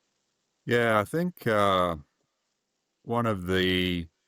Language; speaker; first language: English; native; English